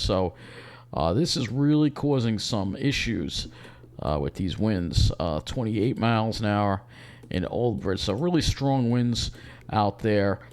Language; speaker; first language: English; native; English